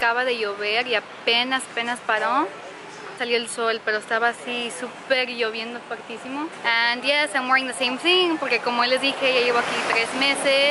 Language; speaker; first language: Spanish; early bilingual, heritage; Spanish